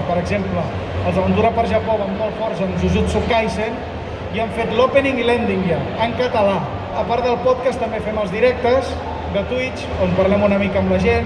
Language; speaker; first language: Catalan; native; Catalan